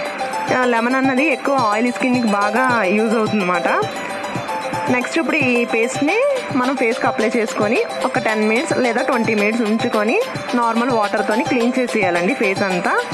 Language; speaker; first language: Telugu; native; Telugu